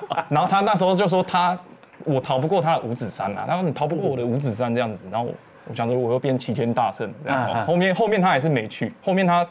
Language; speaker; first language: Chinese; native; Chinese